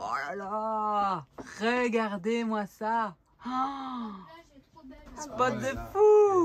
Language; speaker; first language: French; native; French